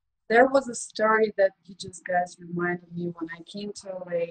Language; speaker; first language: English; non-native, fluent; Russian